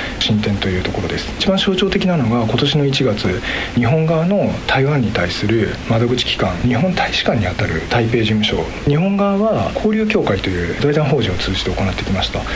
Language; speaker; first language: Japanese; native; Japanese